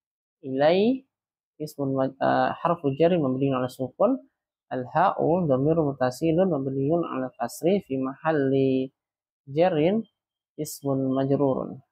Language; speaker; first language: Arabic; non-native, fluent; Indonesian